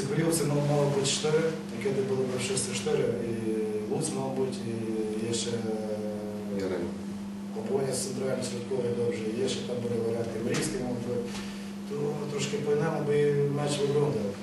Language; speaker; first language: Polish; non-native, learner; Ukrainian